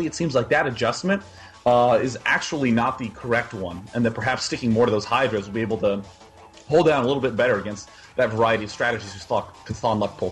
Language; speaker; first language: English; native; English